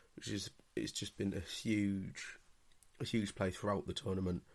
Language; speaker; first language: English; native; English